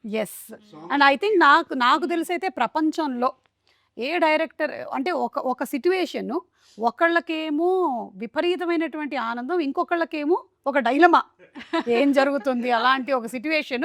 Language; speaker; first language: Telugu; native; Telugu